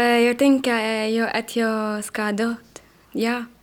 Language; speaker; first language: Swedish; non-native, learner; Arabic